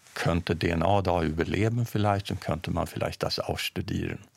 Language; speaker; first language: German; non-native, fluent; Swedish